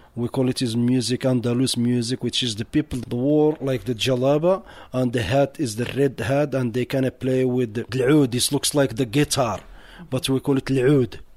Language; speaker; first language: English; non-native, learner; Arabic